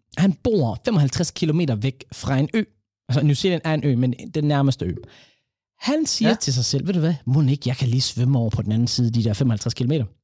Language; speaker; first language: Danish; early bilingual, other home language; Somali